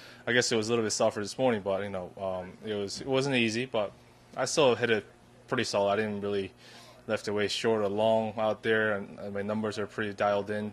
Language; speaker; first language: English; non-native, fluent; Korean